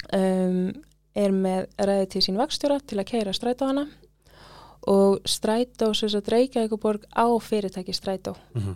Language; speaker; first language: Icelandic; early bilingual, other home language; English